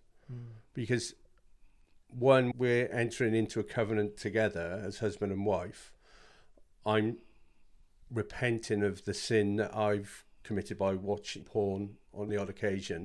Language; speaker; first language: English; native; English